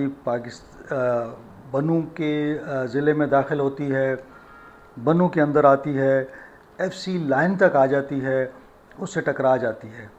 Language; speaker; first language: Urdu; native; Urdu